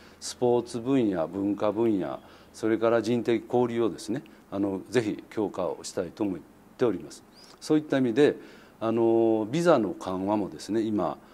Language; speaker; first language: Japanese; native; Japanese